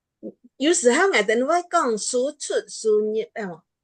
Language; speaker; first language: Chinese; non-native, local second language; Hakka Chinese